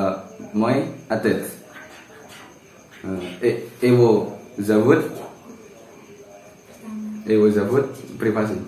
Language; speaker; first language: Russian; non-native, learner; Indonesian